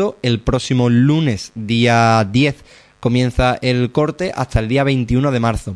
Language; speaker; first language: Spanish; native; Spanish